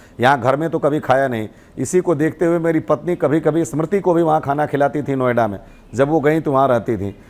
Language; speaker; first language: Hindi; native; Hindi